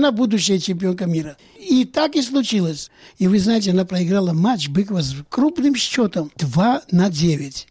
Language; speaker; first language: Russian; non-native, local second language; Georgian